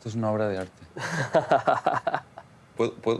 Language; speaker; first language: Spanish; early bilingual, heritage; Spanish